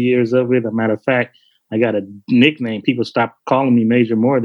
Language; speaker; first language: English; native; English